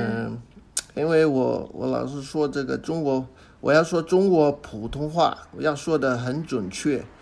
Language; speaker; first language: Chinese; non-native, fluent; English